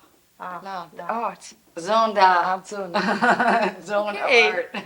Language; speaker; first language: English; non-native, learner; French